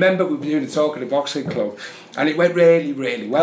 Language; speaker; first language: English; native; English